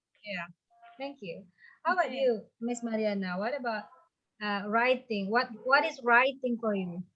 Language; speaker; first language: English; non-native, fluent; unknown